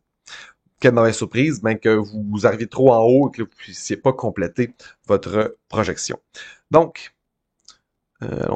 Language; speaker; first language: French; native; French